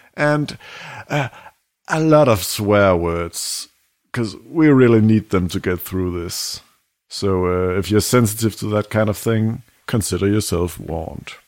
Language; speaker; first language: English; non-native, fluent; Danish